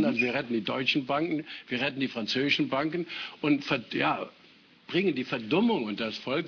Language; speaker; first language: German; native; German